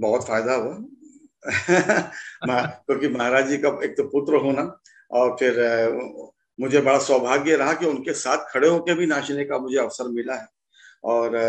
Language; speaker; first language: Hindi; native; Hindi